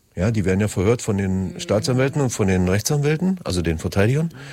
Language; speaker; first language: German; native; German